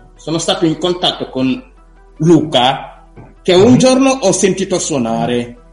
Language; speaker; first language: Italian; non-native, fluent; Wolof